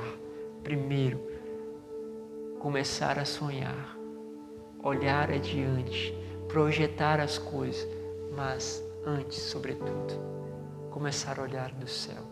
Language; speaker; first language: Portuguese; native; Portuguese